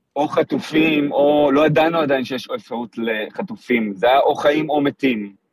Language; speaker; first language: Hebrew; native; Hebrew